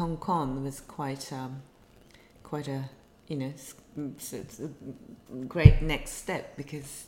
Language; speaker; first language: English; non-native, fluent; Japanese